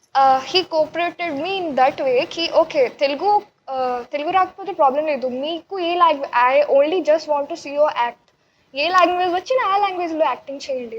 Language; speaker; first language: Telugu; non-native, learner; Odia